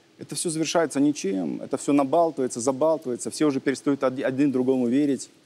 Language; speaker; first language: Russian; native; Russian